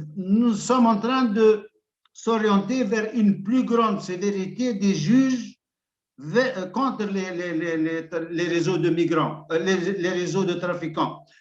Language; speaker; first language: French; non-native, local second language; Arabic